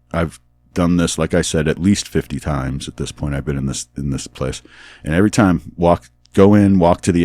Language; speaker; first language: English; native; English